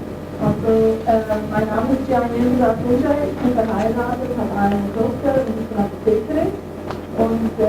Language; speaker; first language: German; non-native, fluent; Turkish